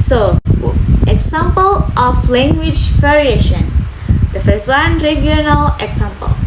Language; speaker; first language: English; non-native, local second language; Indonesian